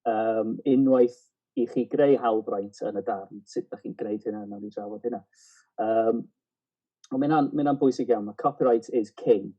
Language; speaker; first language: Welsh; native; Welsh